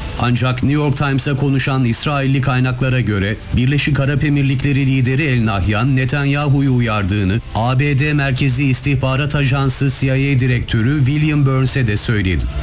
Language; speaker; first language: Turkish; native; Turkish